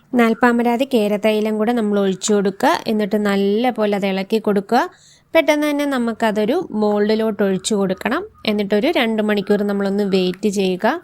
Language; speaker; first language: Malayalam; native; Malayalam